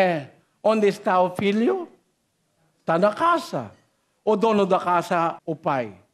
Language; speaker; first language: Portuguese; non-native, learner; Filipino